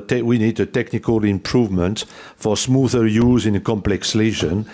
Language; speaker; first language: English; non-native, fluent; French